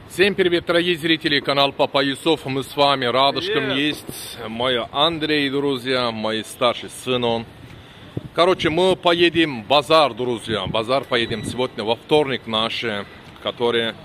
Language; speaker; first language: Russian; non-native, learner; Turkish